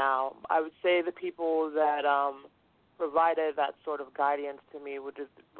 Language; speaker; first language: English; non-native, local second language; Yoruba